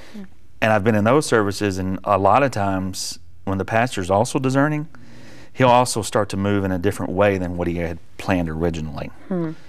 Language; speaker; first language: English; native; English